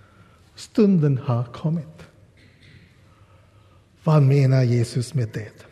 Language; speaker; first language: Swedish; non-native, fluent; English